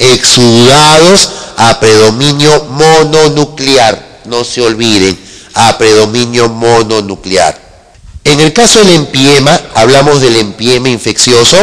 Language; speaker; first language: Spanish; native; Spanish